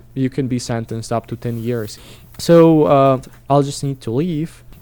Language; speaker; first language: English; non-native, fluent; Russian